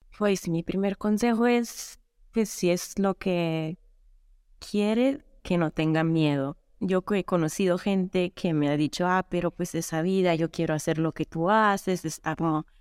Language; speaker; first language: Spanish; non-native, fluent; Italian